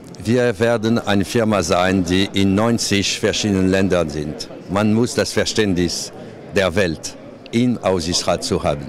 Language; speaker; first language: German; non-native, fluent; French